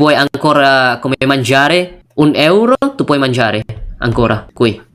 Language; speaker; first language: Italian; non-native, learner; Indonesian